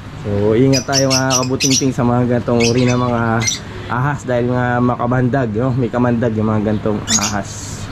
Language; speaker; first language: Filipino; non-native, local second language; Pampanga